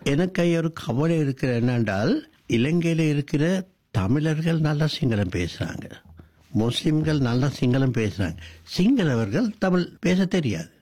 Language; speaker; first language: Tamil; non-native, local second language; Sinhala